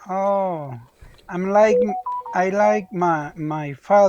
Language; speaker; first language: English; non-native, learner; Spanish